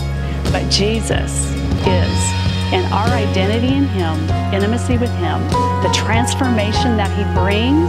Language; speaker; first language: English; native; English